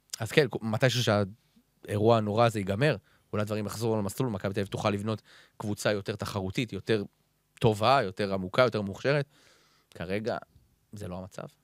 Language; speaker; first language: Hebrew; native; Hebrew